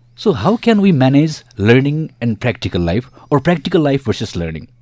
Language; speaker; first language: English; non-native, local second language; Nepali